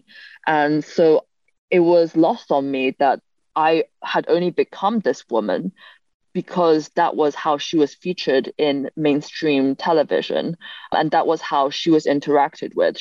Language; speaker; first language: English; native; English